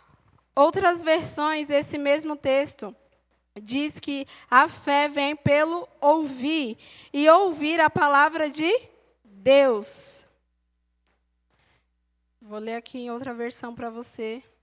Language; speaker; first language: Portuguese; native; Portuguese